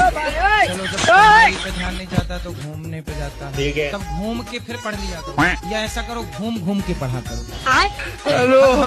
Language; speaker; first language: Hindi; native; Hindi